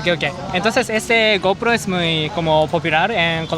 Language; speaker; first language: Spanish; non-native, learner; Japanese